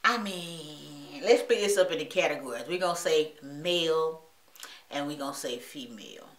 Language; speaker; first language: English; native; English